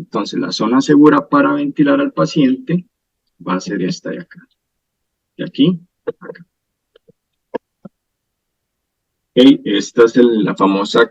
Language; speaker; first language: Spanish; native; Spanish